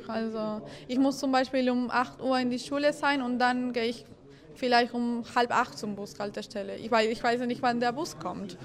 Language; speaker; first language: German; non-native, fluent; Spanish